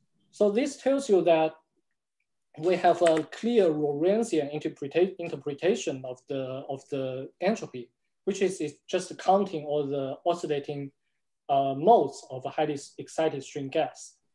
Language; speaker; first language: English; non-native, fluent; Chinese